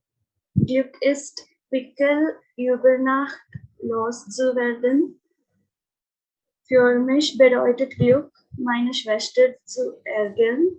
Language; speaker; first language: German; non-native, learner; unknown